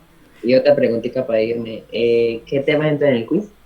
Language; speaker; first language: Spanish; native; Spanish